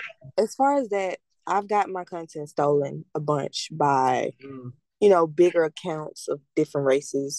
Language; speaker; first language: English; native; English